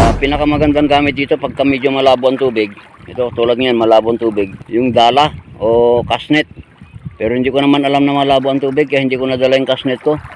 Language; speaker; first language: Filipino; non-native, local second language; Iloko